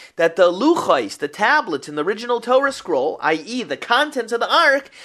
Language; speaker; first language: English; native; English